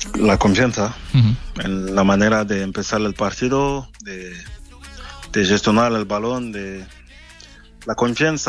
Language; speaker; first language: Spanish; non-native, fluent; French